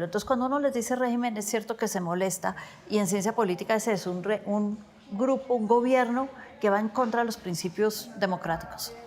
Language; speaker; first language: Spanish; native; Spanish